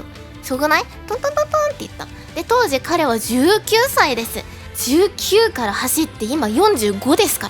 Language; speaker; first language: Japanese; native; Japanese